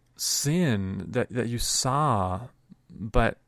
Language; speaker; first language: English; native; English